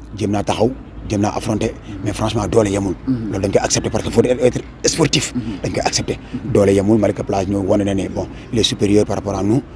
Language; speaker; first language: Wolof; native; Wolof